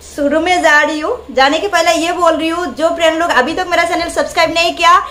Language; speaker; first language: Hindi; non-native, local second language; Bangla